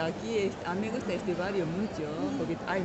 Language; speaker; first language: Spanish; non-native, learner; Japanese